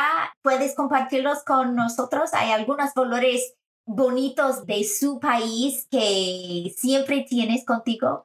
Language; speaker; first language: Spanish; non-native, fluent; English